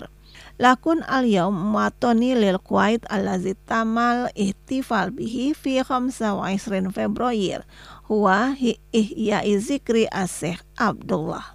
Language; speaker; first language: Arabic; non-native, fluent; Indonesian